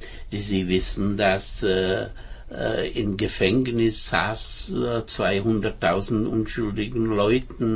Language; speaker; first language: German; non-native, fluent; Czech